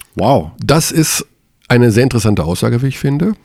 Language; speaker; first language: German; native; German